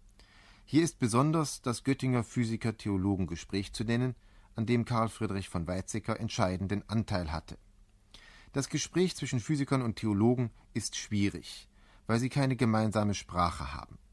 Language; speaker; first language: German; native; German